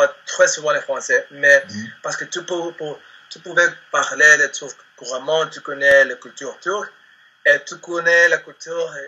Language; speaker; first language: French; non-native, learner; Spanish